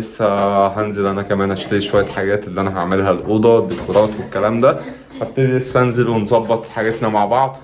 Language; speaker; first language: Arabic; native; Arabic